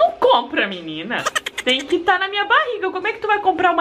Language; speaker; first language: Portuguese; native; Portuguese